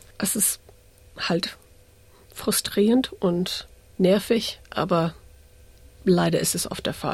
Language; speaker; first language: German; non-native, fluent; English